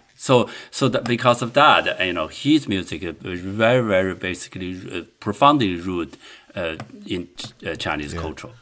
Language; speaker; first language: English; non-native, fluent; Chinese